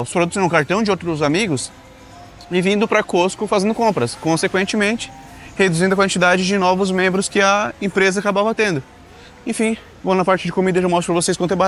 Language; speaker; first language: Portuguese; native; Portuguese